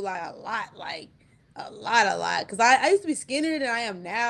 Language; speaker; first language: English; native; English